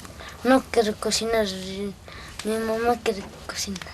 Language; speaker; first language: Spanish; non-native, local second language; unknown